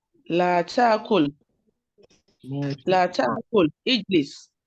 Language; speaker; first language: Arabic; non-native, learner; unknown